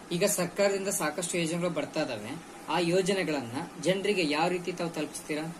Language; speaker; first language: Kannada; native; Kannada